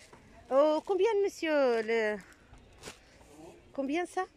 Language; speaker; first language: French; non-native, learner; Arabic